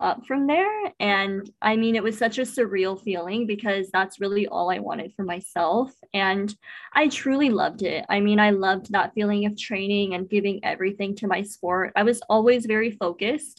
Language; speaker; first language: English; native; English